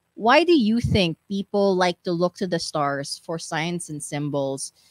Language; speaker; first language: English; non-native, local second language; Filipino